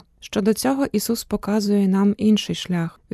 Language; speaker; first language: Ukrainian; native; Ukrainian